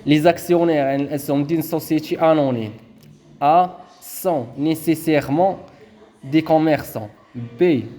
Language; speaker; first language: French; non-native, local second language; Arabic